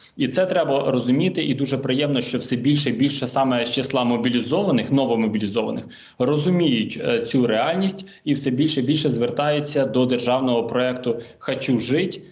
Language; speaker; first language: Ukrainian; native; Ukrainian